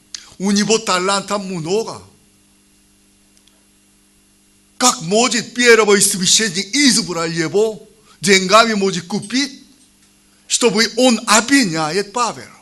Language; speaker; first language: Russian; non-native, learner; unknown